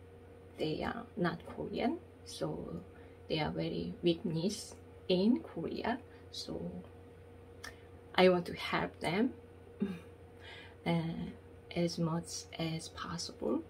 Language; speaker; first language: English; non-native, learner; Korean